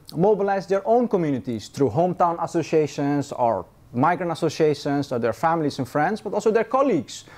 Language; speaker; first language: English; non-native, fluent; Persian